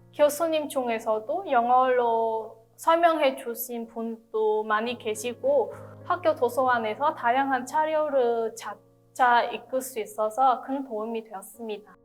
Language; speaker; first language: Korean; non-native, fluent; Vietnamese